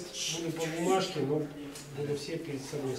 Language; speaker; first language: Russian; native; Russian